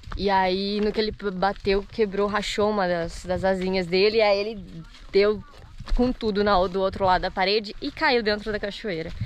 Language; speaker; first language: Portuguese; native; Portuguese